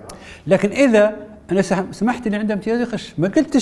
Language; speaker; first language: Arabic; native; Arabic